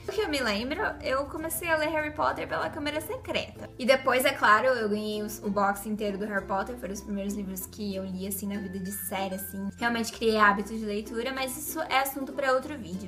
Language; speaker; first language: Portuguese; native; Portuguese